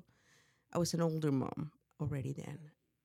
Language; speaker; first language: English; non-native, fluent; Spanish